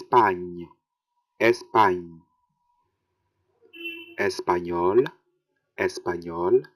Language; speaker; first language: French; non-native, fluent; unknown